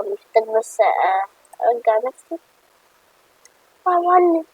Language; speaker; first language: Arabic; native; Arabic